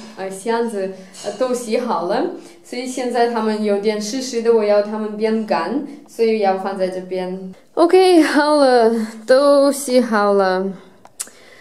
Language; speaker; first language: Chinese; non-native, fluent; Russian